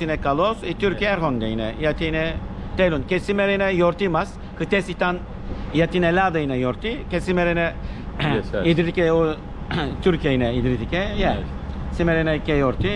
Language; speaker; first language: Greek; non-native, learner; Turkish